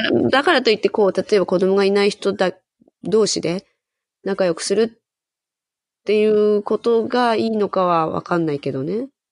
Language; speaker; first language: Japanese; native; Japanese